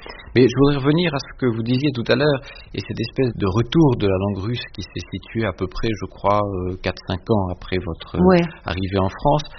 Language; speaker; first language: French; native; French